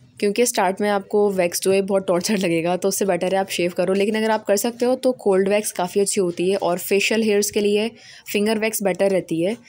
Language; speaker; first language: Urdu; native; Urdu